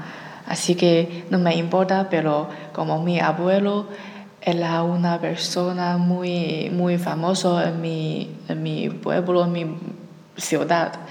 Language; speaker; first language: Spanish; non-native, learner; Chinese